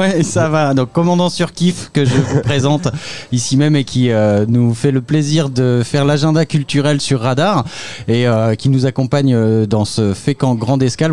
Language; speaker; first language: French; native; French